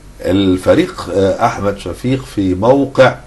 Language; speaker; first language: Arabic; native; Arabic